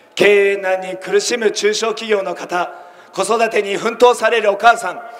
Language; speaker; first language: Japanese; native; Japanese